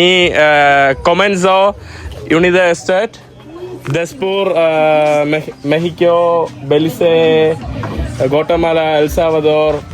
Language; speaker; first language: Spanish; non-native, learner; Malayalam